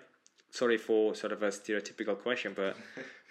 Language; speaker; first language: English; non-native, fluent; Russian